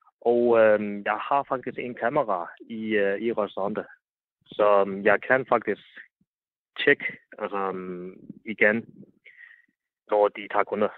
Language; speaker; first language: Danish; non-native, learner; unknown